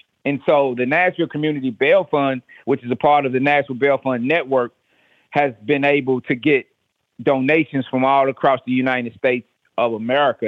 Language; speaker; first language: English; native; English